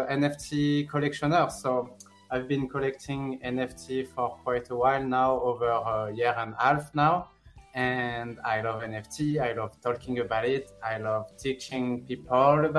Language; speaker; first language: English; non-native, fluent; French